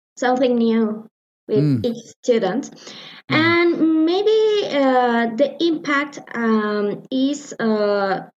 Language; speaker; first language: English; non-native, learner; Spanish